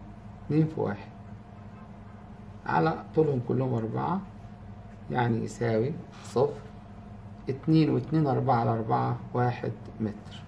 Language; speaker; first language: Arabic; native; Arabic